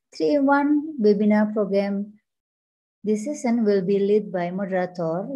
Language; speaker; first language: English; non-native, learner; Indonesian